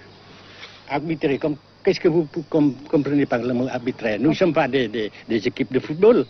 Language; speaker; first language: French; non-native, local second language; Vietnamese